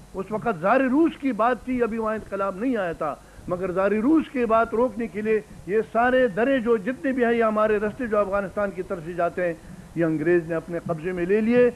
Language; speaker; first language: Urdu; non-native, local second language; Pashto